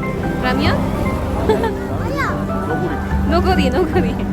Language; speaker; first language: Korean; non-native, learner; Filipino